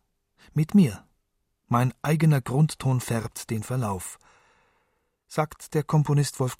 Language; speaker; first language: German; native; German